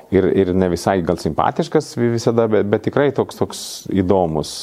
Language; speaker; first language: Lithuanian; non-native, fluent; Swedish